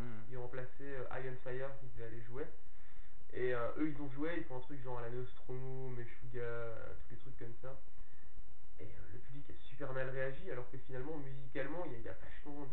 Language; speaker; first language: French; native; French